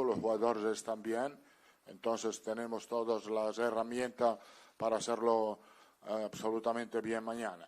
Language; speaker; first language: Spanish; non-native, fluent; Italian